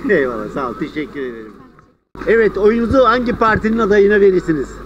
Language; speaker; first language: Turkish; native; Turkish